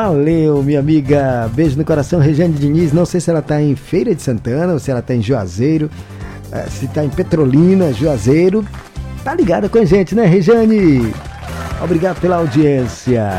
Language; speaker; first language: Portuguese; native; Portuguese